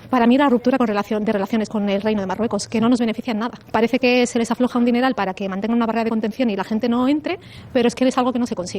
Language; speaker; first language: Spanish; native; Spanish